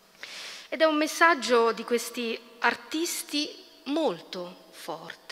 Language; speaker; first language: Italian; native; Italian